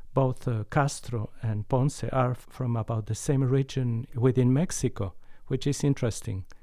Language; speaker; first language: English; non-native, fluent; Spanish